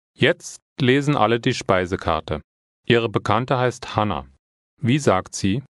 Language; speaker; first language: German; native; German